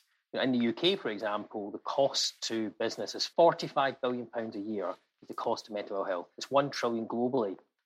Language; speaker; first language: English; native; English